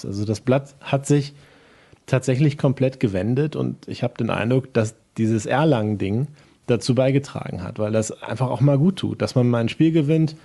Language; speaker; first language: German; native; German